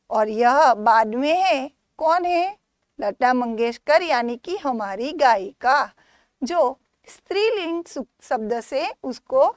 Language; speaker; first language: Hindi; non-native, local second language; Gujarati